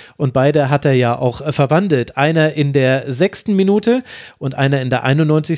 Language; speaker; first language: German; native; German